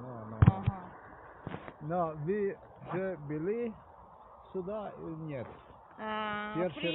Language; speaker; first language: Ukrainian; non-native, learner; Slovenian